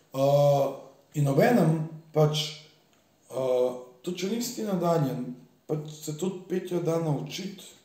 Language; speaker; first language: Slovenian; early bilingual, other home language; Bosnian